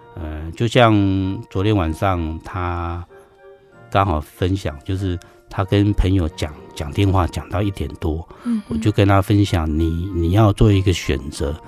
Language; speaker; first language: Chinese; native; Chinese